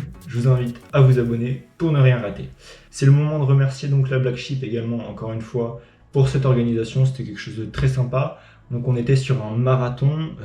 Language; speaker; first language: French; native; French